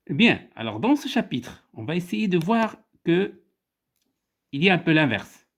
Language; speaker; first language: French; non-native, local second language; Arabic